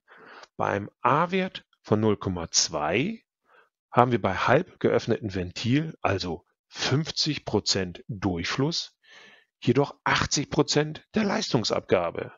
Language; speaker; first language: German; native; German